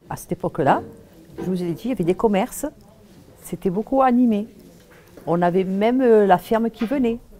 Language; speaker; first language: French; native; French